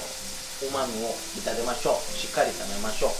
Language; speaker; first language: Japanese; non-native, fluent; Italian